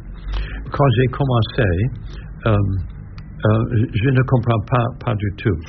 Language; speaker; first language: French; non-native, learner; English